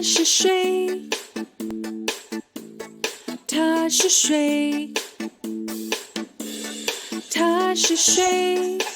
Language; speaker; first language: Chinese; non-native, fluent; Thai